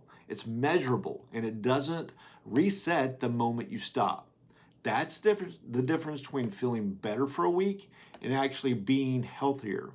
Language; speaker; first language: English; native; English